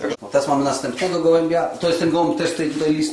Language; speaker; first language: Polish; native; Polish